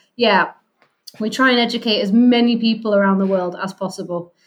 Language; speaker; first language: English; native; English